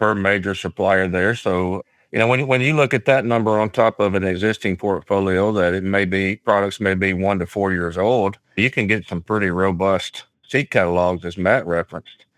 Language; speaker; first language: English; native; English